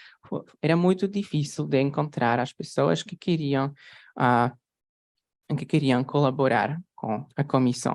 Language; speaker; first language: Portuguese; non-native, fluent; Polish